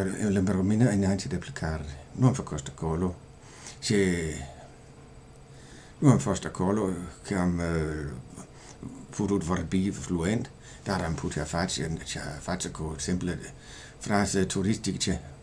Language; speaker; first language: Romanian; non-native, fluent; Danish